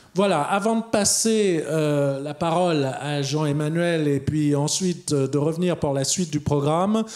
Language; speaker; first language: French; native; French